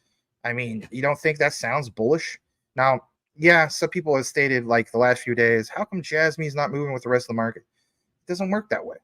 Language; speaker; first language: English; native; English